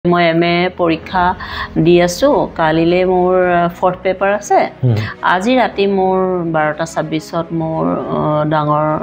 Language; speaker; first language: Assamese; native; Assamese